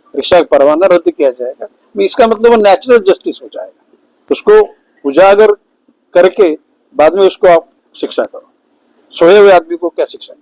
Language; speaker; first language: Hindi; non-native, local second language; Marathi